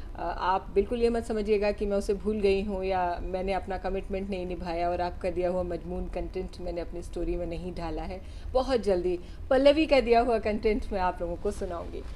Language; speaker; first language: Hindi; native; Hindi